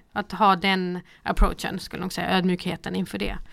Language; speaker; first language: Swedish; early bilingual, other home language; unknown